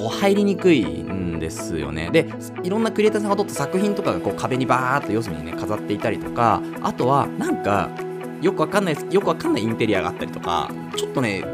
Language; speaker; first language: Japanese; native; Japanese